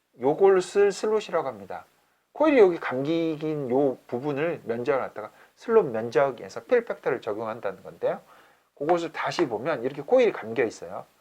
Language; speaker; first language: Korean; native; Korean